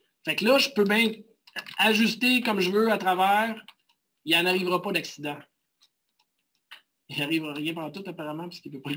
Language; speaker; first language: French; native; French